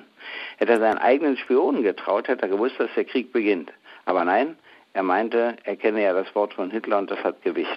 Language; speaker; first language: German; native; German